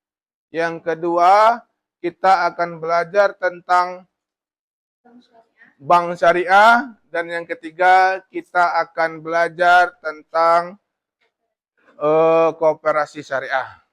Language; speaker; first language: Indonesian; native; Indonesian